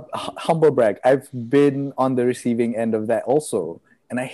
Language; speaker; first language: English; non-native, local second language; Malay